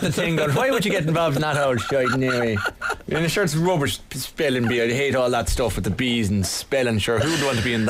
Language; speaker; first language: English; native; English